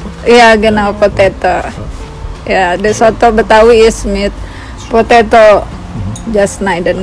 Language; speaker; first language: English; non-native, learner; Indonesian